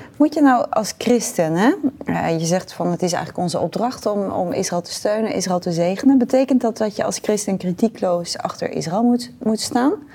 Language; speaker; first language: Dutch; native; Dutch